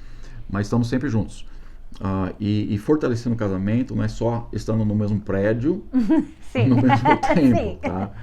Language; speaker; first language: Portuguese; non-native, fluent; English